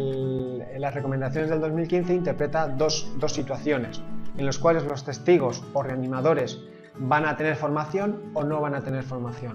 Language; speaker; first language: Spanish; native; Spanish